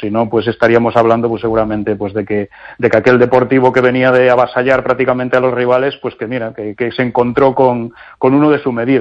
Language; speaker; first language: Spanish; native; Spanish